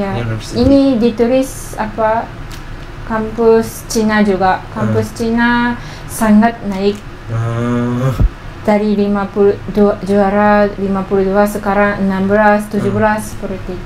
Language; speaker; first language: Indonesian; non-native, learner; Japanese